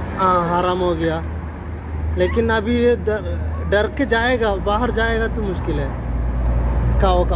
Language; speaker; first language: Hindi; non-native, local second language; Malayalam